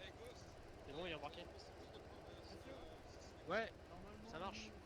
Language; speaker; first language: French; native; French